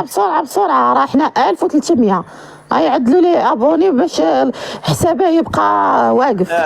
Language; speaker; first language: Arabic; native; Arabic